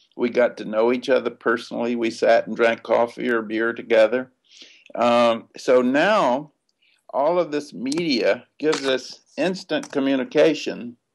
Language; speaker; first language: English; native; English